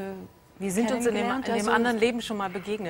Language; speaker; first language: German; native; German